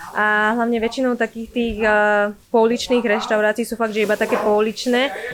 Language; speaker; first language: Slovak; early bilingual, other home language; Vietnamese